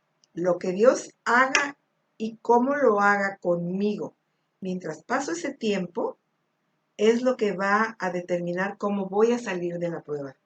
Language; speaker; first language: Spanish; native; Spanish